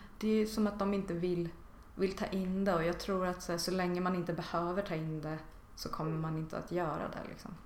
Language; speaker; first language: Swedish; native; Swedish